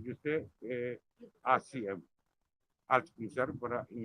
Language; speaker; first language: Portuguese; non-native, learner; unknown